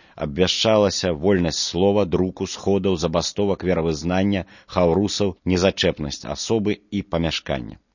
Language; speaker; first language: Belarusian; non-native, local second language; Russian